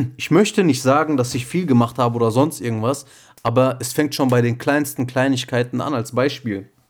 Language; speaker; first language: German; early bilingual, other home language; Turkish